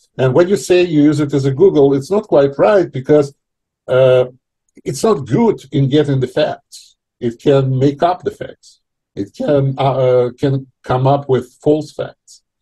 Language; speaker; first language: English; non-native, fluent; Russian